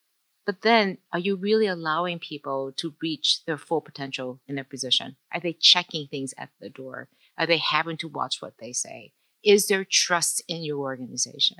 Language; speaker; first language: English; early bilingual, other home language; Chinese